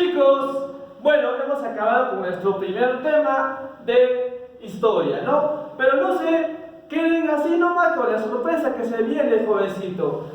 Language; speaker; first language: Spanish; native; Spanish